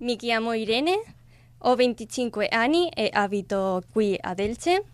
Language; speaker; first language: Italian; non-native, learner; Spanish